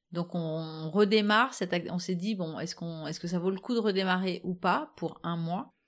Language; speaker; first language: French; native; French